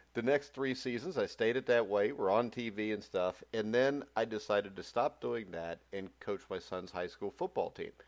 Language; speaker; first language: English; native; English